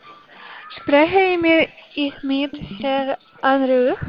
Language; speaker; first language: German; non-native, learner; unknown